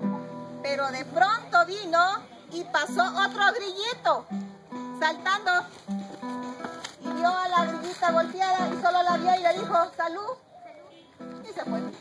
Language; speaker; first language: Spanish; native; Spanish